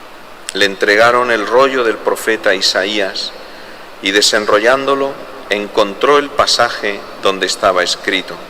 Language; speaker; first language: Spanish; native; Spanish